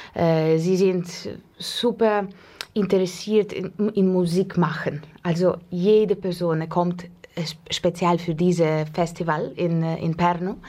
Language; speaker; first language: German; non-native, fluent; Russian